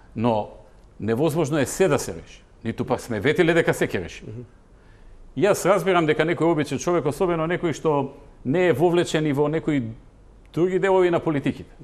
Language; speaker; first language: Macedonian; native; Macedonian